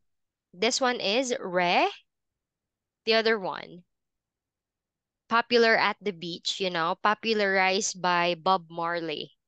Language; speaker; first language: English; non-native, fluent; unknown